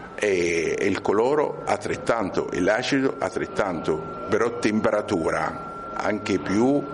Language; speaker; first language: Italian; non-native, learner; Arabic